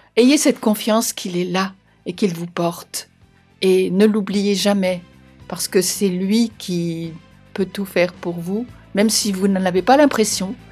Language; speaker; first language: French; native; French